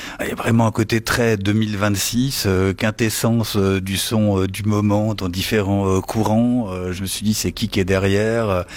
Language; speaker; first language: French; native; French